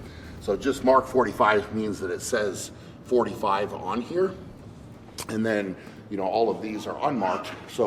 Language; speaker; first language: English; native; English